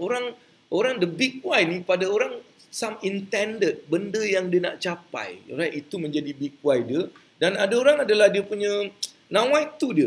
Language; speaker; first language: Malay; native; Malay